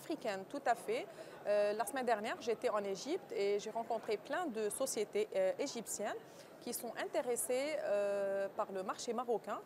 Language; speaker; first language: French; non-native, local second language; Arabic